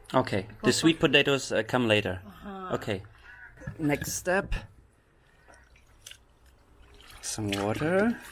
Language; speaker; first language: English; non-native, fluent; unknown